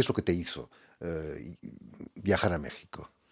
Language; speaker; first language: Spanish; native; Spanish